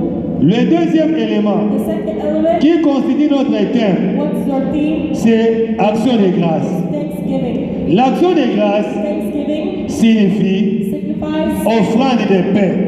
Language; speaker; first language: French; non-native, local second language; Lingala